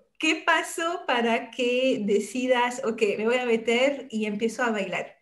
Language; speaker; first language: Spanish; non-native, fluent; French